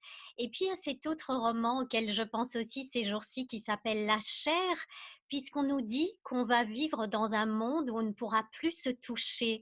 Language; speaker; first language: French; native; French